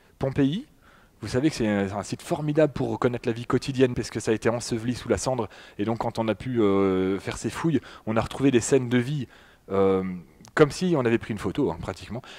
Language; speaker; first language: French; native; French